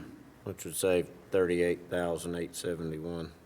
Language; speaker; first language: English; native; English